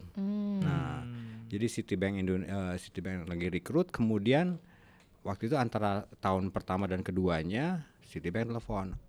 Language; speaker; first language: Indonesian; native; Indonesian